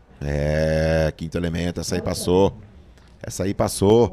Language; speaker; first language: Portuguese; native; Portuguese